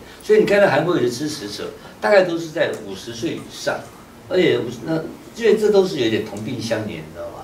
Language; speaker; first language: Chinese; native; Chinese